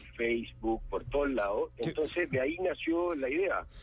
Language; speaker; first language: Spanish; native; Spanish